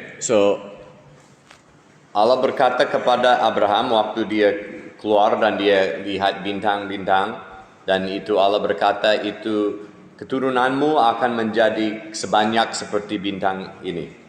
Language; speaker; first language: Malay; non-native, fluent; English